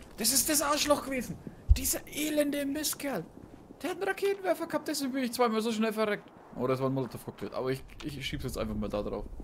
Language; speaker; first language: German; native; German